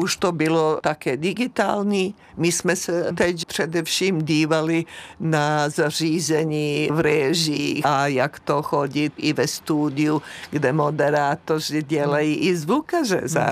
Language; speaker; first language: Czech; native; Czech